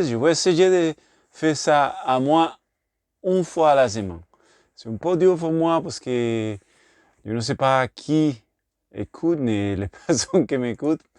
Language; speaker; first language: French; non-native, learner; Spanish